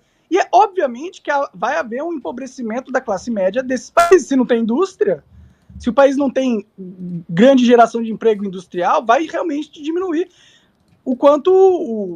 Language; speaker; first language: Portuguese; native; Portuguese